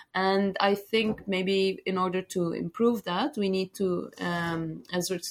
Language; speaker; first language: English; non-native, fluent; Arabic